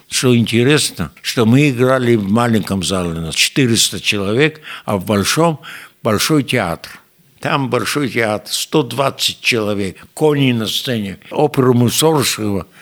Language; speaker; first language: Russian; non-native, fluent; Yiddish